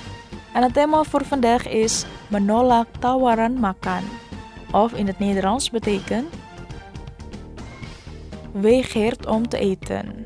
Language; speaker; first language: Dutch; non-native, fluent; Indonesian